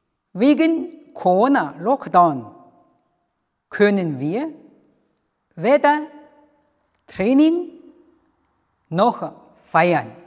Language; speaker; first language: German; non-native, learner; Chinese